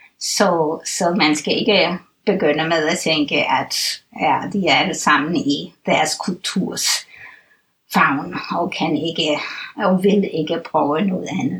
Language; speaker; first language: Danish; non-native, fluent; English